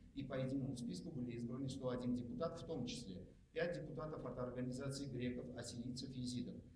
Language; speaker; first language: Russian; non-native, local second language; Armenian